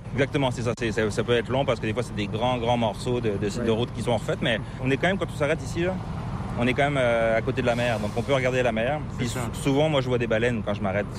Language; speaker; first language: French; native; French